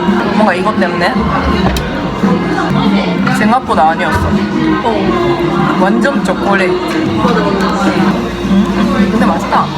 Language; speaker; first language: Korean; non-native, fluent; Japanese